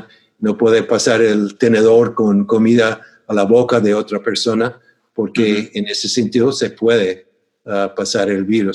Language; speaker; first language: Spanish; non-native, fluent; English